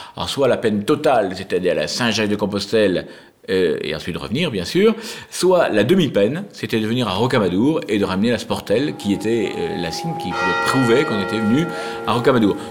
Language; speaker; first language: French; native; French